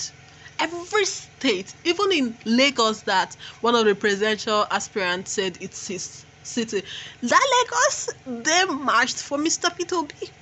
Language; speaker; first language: English; non-native, local second language; Igbo